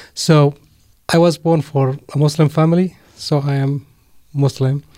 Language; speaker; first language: English; non-native, fluent; Arabic